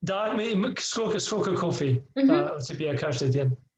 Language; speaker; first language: Russian; non-native, learner; English